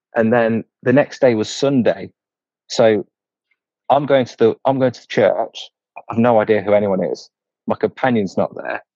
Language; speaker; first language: English; native; English